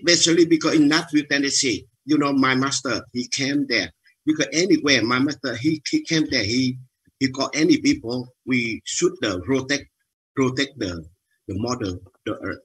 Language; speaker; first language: English; non-native, learner; Vietnamese